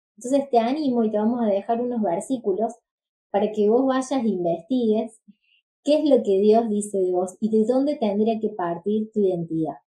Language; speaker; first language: Spanish; native; Spanish